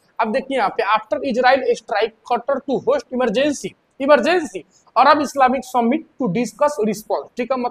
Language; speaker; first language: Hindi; native; Hindi